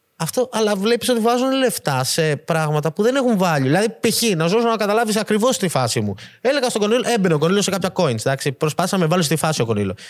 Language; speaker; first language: Greek; native; Greek